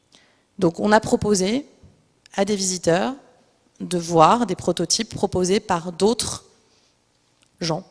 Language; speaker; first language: French; native; French